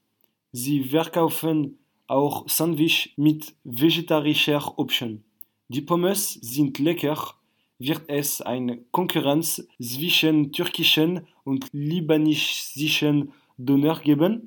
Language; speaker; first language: German; non-native, learner; French